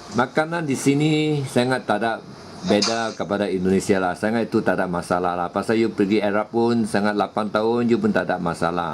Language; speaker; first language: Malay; non-native, local second language; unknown